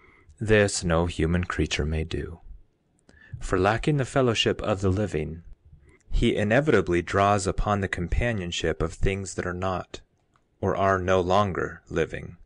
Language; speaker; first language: English; native; English